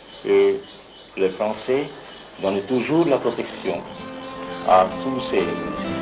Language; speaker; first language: French; non-native, fluent; Bangla